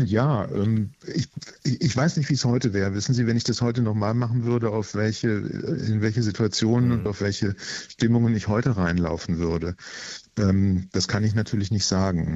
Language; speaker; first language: German; native; German